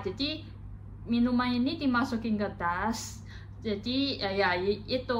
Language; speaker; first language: Indonesian; non-native, fluent; Chinese